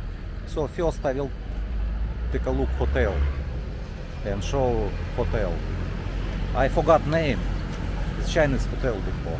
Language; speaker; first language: English; non-native, learner; Russian